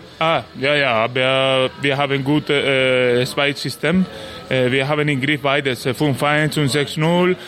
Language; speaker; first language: German; non-native, learner; Spanish